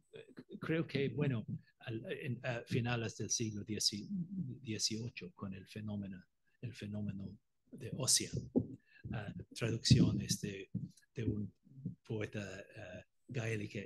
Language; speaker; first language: Spanish; non-native, fluent; Irish